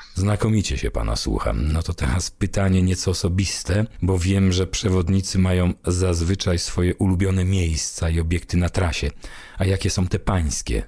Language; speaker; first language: Polish; native; Polish